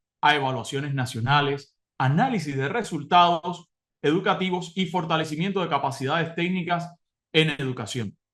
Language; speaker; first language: Spanish; native; Spanish